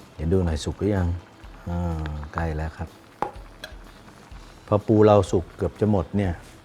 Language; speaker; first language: Thai; native; Thai